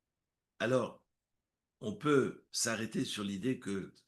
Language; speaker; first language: French; native; French